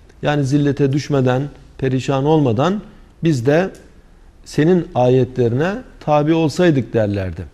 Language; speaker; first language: Turkish; native; Turkish